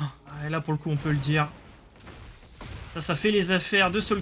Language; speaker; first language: French; native; French